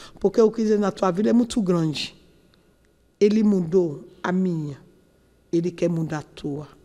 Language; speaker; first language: Portuguese; non-native, learner; Yoruba